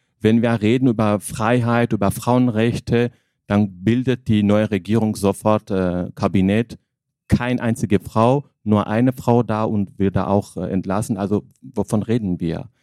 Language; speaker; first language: German; non-native, fluent; Armenian